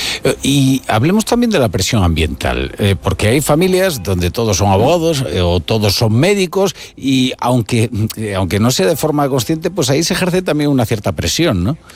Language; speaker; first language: Spanish; native; Spanish